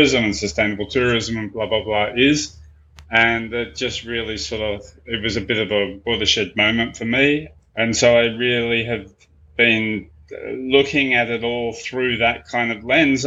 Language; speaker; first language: English; native; English